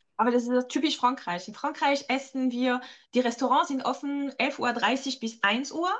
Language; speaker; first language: German; non-native, fluent; French